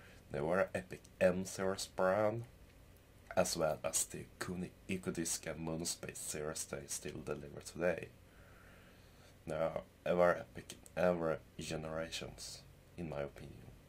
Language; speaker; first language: English; non-native, fluent; Swedish